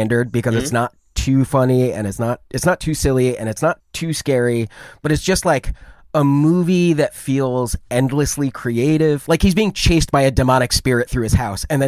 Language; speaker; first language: English; native; English